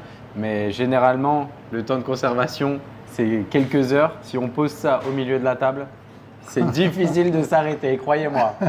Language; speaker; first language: French; native; French